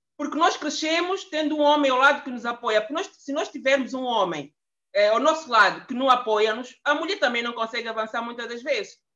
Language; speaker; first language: Portuguese; native; Portuguese